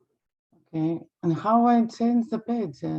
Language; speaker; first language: English; non-native, learner; Greek